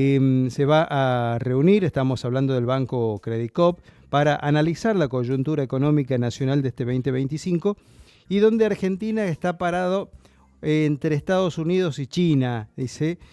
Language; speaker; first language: Spanish; native; Spanish